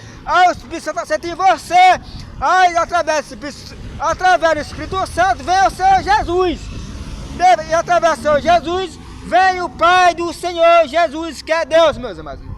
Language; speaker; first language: Portuguese; native; Portuguese